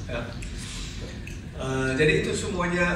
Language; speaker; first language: Indonesian; non-native, fluent; Dutch